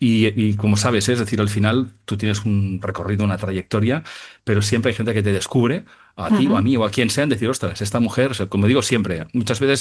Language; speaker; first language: Spanish; native; Spanish